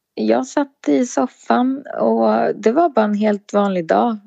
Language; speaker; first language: Swedish; native; Swedish